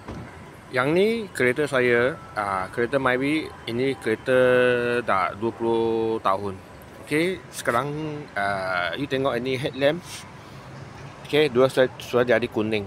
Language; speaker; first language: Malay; non-native, local second language; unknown